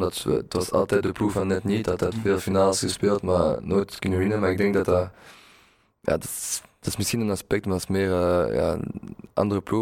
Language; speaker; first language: Dutch; non-native, local second language; French